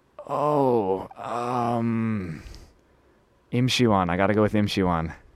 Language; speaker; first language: English; native; English